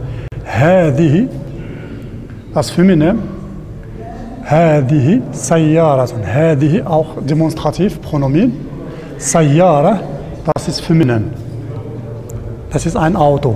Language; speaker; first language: German; non-native, learner; Arabic